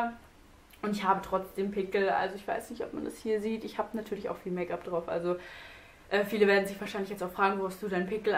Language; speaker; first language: German; native; German